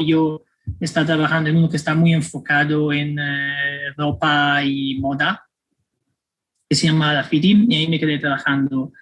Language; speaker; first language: Spanish; non-native, fluent; Italian